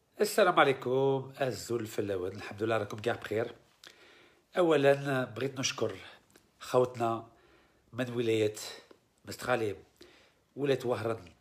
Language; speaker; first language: Arabic; early bilingual, heritage; Arabic